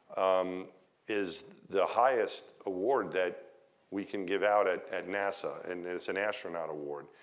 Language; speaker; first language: English; native; English